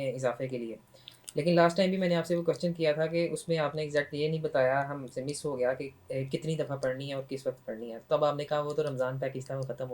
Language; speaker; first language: Urdu; native; Urdu